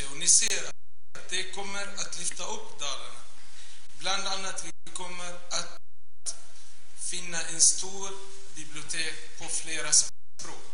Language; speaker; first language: Swedish; non-native, fluent; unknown